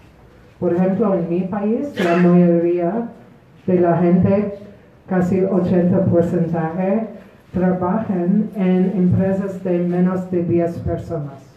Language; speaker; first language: Spanish; non-native, fluent; Polish